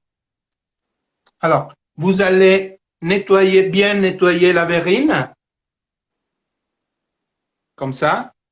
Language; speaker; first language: French; non-native, fluent; Italian